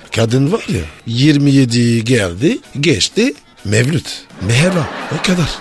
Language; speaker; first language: Turkish; non-native, learner; French